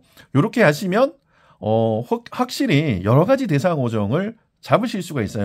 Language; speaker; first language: Korean; native; Korean